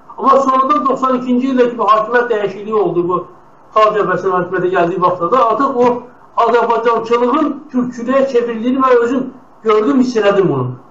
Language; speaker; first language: Azerbaijani; non-native, local second language; Talysh